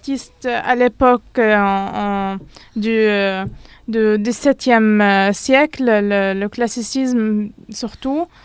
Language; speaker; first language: French; non-native, learner; Arabic